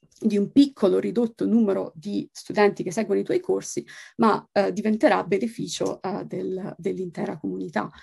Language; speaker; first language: Italian; native; Italian